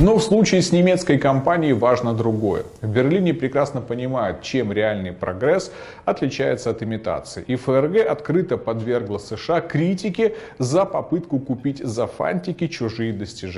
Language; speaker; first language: Russian; native; Russian